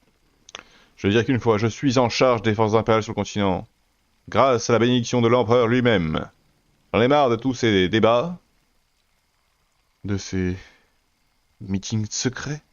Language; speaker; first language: French; native; French